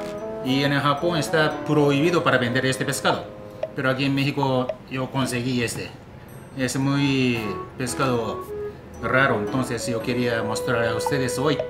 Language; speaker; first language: Spanish; non-native, learner; Japanese